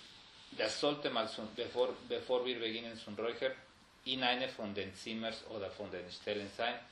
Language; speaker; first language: German; non-native, fluent; Spanish